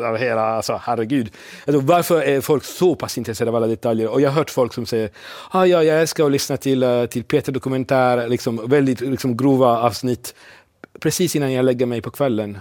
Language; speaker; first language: Swedish; non-native, fluent; Italian